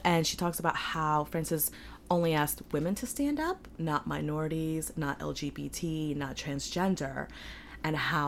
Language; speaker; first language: English; early bilingual, other home language; Polish